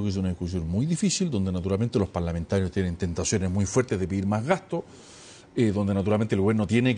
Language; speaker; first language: Spanish; native; Spanish